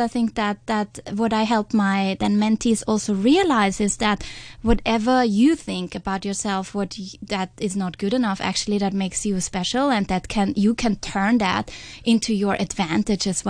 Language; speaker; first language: English; non-native, fluent; German